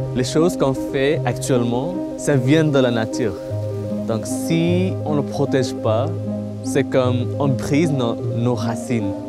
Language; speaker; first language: French; non-native, learner; Bangla